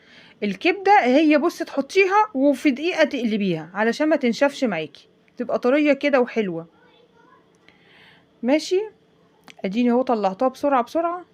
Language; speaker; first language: Arabic; native; Arabic